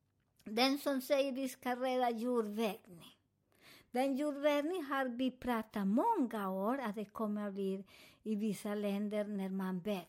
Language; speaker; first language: Swedish; non-native, learner; Spanish